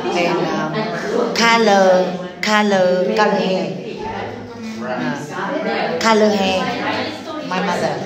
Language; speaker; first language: English; non-native, learner; Vietnamese